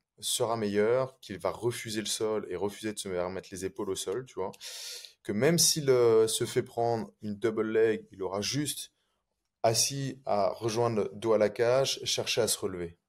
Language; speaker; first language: French; native; French